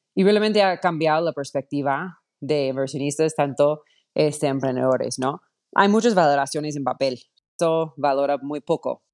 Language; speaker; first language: Spanish; non-native, fluent; English